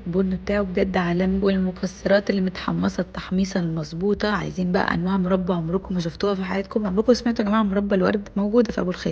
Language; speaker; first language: Arabic; native; Arabic